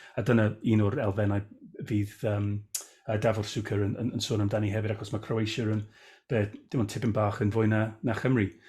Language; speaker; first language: Welsh; non-native, local second language; English